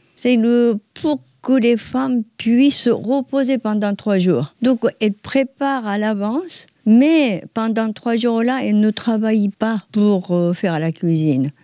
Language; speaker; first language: French; non-native, learner; Japanese